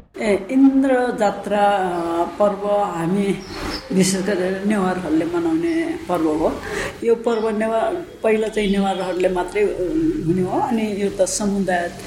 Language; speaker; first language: Nepali; non-native, local second language; Newari